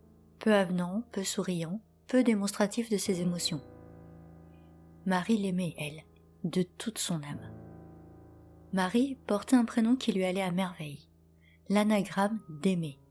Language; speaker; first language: French; native; French